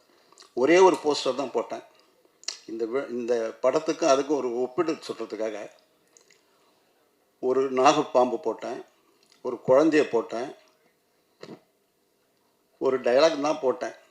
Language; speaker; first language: Tamil; native; Tamil